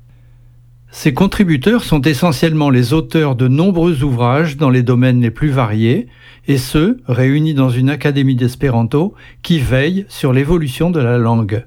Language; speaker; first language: French; native; French